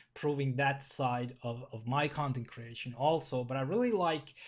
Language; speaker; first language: English; non-native, fluent; Finnish